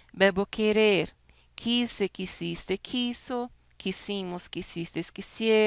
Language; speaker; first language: Spanish; non-native, fluent; Portuguese